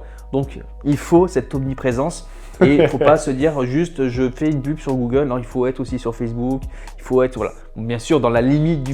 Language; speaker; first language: French; native; French